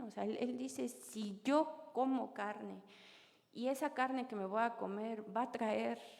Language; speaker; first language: Spanish; native; Spanish